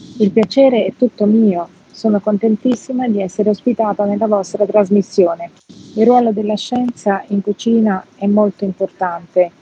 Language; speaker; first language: Italian; native; Italian